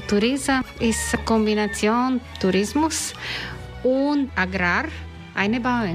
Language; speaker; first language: German; non-native, learner; Croatian